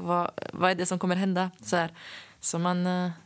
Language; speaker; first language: Swedish; non-native, fluent; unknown